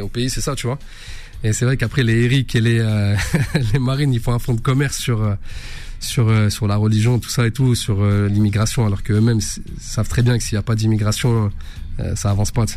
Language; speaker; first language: French; early bilingual, other home language; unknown